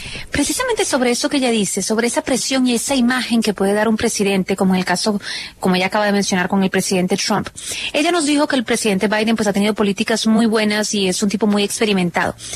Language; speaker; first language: Spanish; native; Spanish